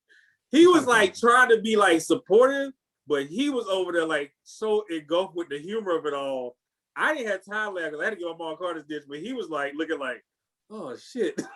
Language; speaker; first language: English; native; English